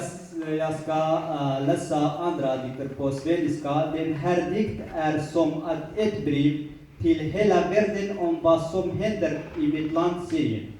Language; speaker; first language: Swedish; non-native, learner; Kurdish